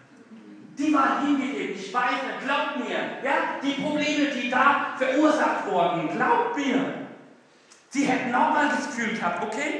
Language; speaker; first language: German; non-native, fluent; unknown